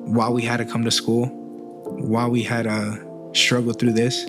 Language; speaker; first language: English; early bilingual, other home language; Spanish